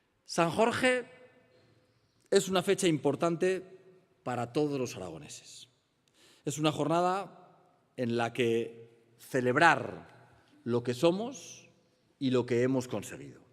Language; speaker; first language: Spanish; native; Spanish